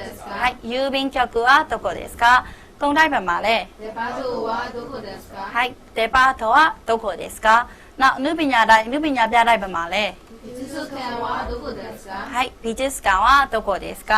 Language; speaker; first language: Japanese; non-native, fluent; Burmese